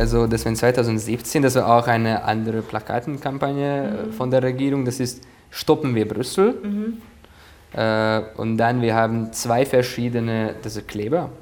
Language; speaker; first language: German; non-native, learner; Hungarian